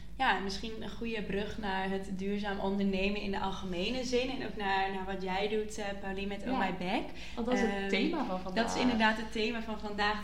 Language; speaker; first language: Dutch; native; Dutch